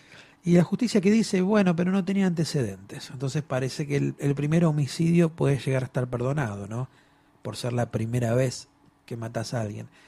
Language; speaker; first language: Spanish; native; Spanish